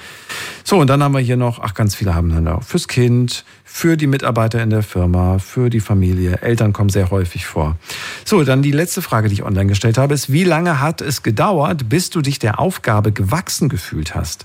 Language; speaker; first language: German; native; German